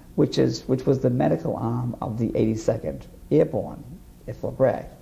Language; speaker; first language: English; native; English